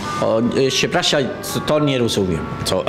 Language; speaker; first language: Polish; non-native, learner; Italian